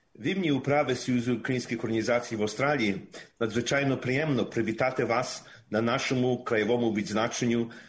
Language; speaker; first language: Ukrainian; early bilingual, heritage; Ukrainian